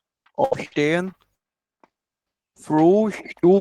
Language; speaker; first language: German; non-native, learner; Urdu